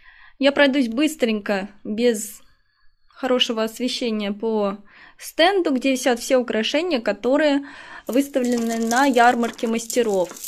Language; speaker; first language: Russian; native; Russian